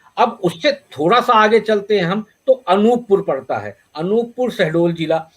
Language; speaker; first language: Hindi; native; Hindi